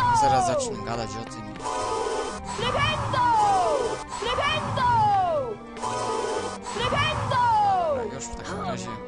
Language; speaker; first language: Polish; native; Polish